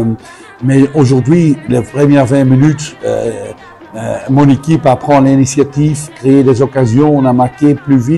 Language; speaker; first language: French; non-native, fluent; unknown